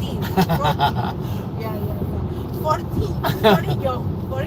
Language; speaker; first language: English; non-native, learner; Spanish